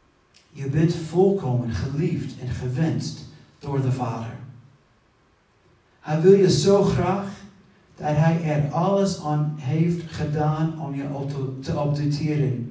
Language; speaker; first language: Dutch; non-native, fluent; English